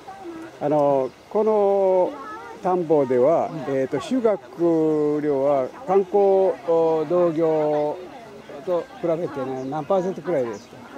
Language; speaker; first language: Japanese; non-native, learner; Korean